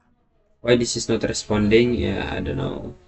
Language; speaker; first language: English; non-native, learner; Indonesian